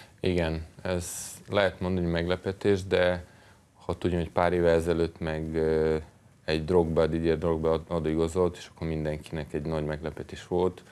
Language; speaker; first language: Hungarian; non-native, fluent; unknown